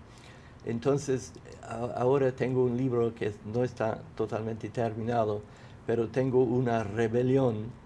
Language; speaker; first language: Spanish; non-native, fluent; English